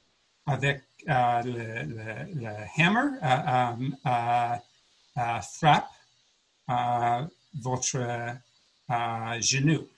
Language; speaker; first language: French; non-native, learner; English